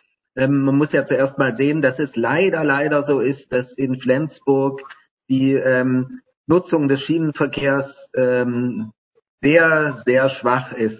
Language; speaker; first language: German; native; German